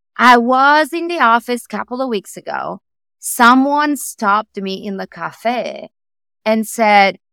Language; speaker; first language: English; non-native, fluent; Italian